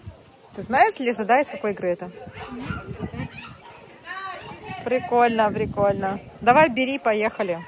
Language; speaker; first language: Russian; native; Russian